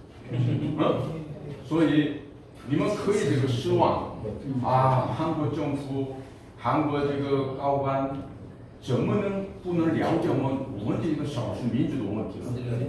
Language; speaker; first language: Chinese; non-native, fluent; Korean